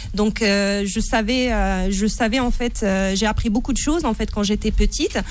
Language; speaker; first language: French; non-native, local second language; Arabic